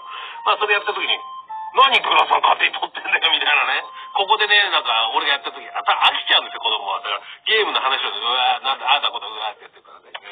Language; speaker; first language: Japanese; native; Japanese